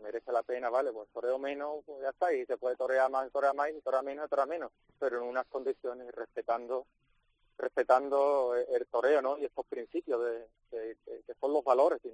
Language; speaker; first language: Spanish; native; Spanish